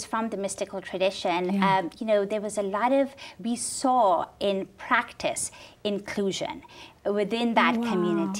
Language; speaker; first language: English; non-native, local second language; Urdu